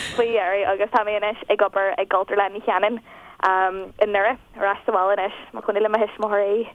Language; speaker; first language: Irish; non-native, local second language; English